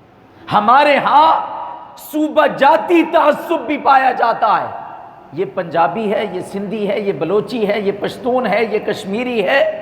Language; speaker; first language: Urdu; native; Urdu